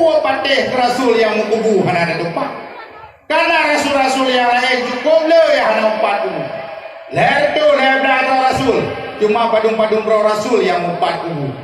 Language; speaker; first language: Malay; non-native, local second language; Achinese